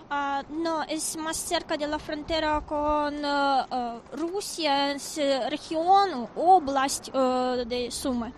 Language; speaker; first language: Spanish; non-native, fluent; Ukrainian